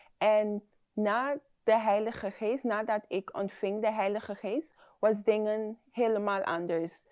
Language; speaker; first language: Dutch; non-native, fluent; English